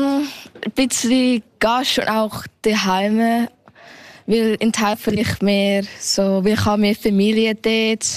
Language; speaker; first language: German; early bilingual, heritage; Thai